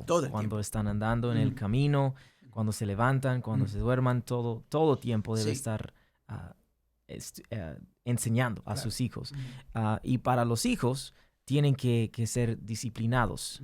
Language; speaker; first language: Spanish; early bilingual, heritage; English